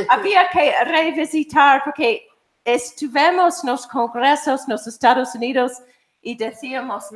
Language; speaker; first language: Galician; non-native, fluent; English